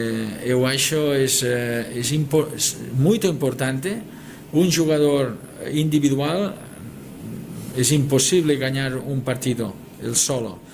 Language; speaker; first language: Portuguese; non-native, learner; Catalan